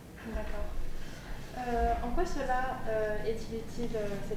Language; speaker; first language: French; native; French